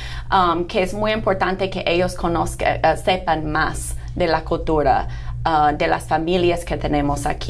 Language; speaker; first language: Spanish; non-native, fluent; English